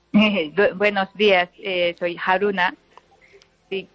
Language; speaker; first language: Spanish; non-native, learner; Japanese